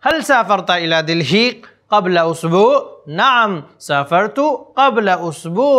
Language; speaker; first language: Arabic; non-native, fluent; Urdu